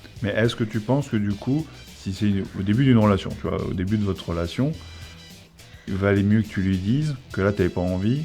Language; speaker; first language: French; native; French